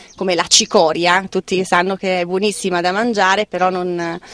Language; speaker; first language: Italian; native; Italian